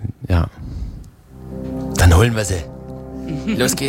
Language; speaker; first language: German; native; German